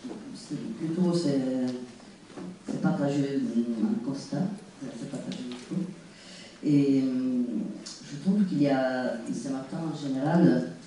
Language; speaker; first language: French; non-native, fluent; Italian